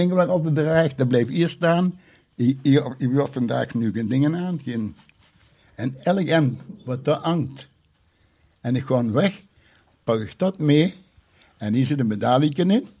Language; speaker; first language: Dutch; native; Dutch